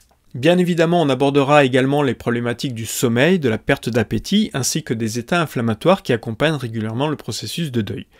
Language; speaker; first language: French; native; French